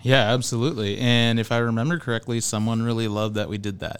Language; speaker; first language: English; native; English